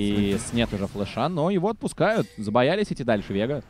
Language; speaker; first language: Russian; native; Russian